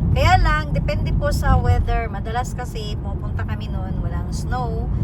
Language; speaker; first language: Filipino; non-native, local second language; Cebuano